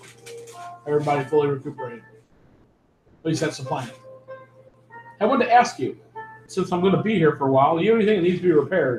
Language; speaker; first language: English; native; English